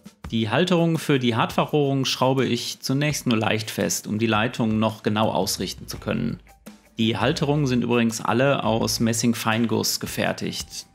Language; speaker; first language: German; native; German